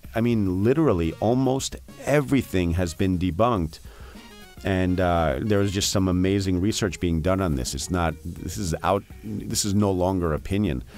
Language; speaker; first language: English; native; English